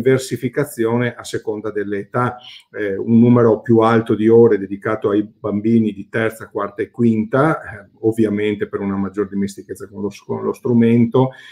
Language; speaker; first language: Italian; native; Italian